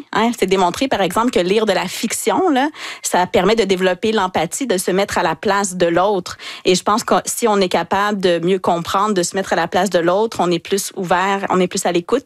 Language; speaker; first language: French; native; French